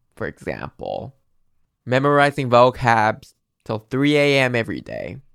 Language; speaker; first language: English; non-native, fluent; Chinese